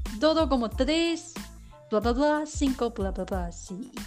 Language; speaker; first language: Spanish; non-native, learner; Chinese